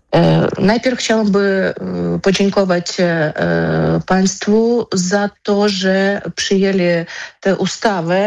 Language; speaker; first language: Polish; non-native, fluent; Ukrainian